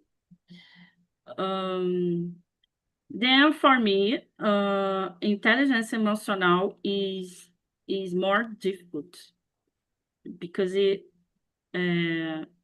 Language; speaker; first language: English; non-native, learner; Portuguese